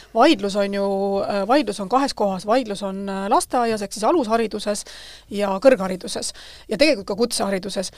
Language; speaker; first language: Estonian; native; Estonian